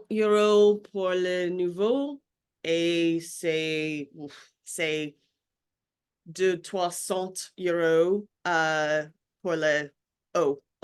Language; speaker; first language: French; non-native, learner; English